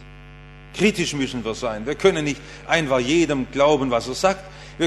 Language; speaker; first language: German; native; German